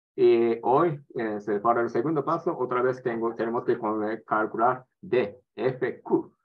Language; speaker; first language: Spanish; non-native, learner; Japanese